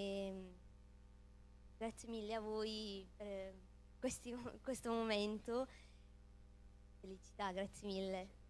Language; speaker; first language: Italian; early bilingual, other home language; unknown